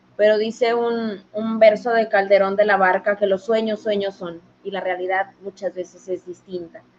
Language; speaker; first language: Spanish; native; Spanish